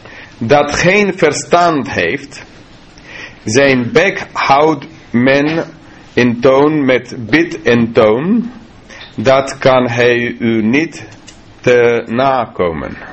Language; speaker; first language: Dutch; non-native, fluent; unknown